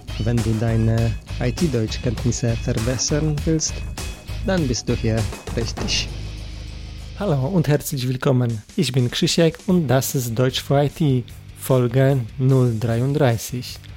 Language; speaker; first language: German; non-native, learner; Polish